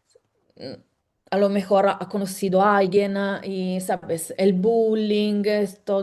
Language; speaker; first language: Spanish; non-native, fluent; Italian